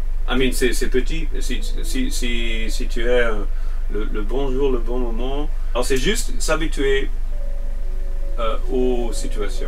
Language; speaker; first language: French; non-native, fluent; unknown